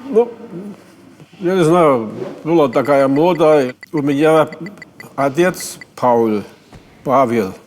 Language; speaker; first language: Russian; non-native, fluent; German